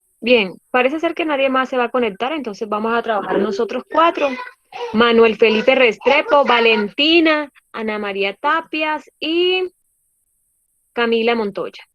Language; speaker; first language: Spanish; native; Spanish